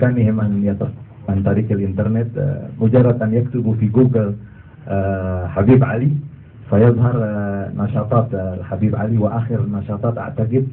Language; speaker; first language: Arabic; non-native, fluent; Indonesian